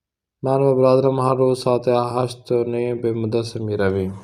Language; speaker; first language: Persian; non-native, fluent; Urdu